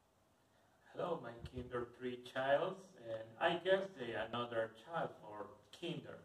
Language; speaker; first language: English; non-native, learner; Spanish